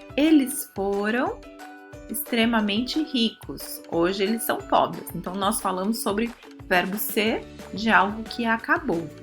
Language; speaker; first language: Portuguese; early bilingual, other home language; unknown